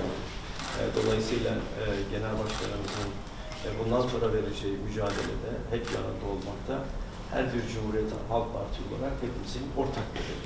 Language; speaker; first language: Turkish; native; Turkish